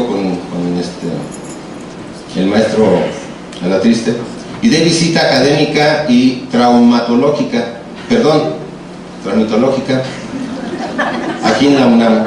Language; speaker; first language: Spanish; native; Spanish